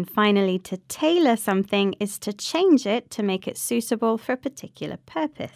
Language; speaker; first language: English; native; English